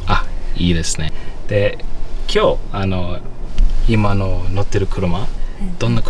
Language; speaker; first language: Japanese; non-native, fluent; English